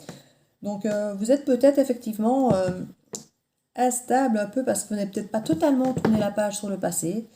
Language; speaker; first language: French; native; French